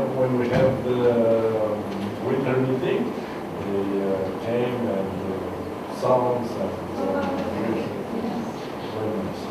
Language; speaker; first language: English; non-native, learner; Romanian